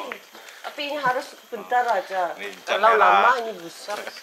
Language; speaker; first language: Indonesian; non-native, fluent; Korean